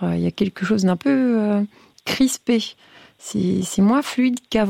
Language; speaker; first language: French; native; French